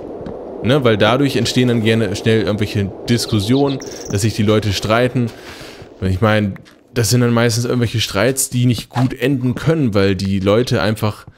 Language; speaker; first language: German; native; German